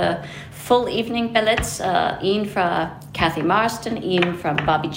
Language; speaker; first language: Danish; non-native, fluent; English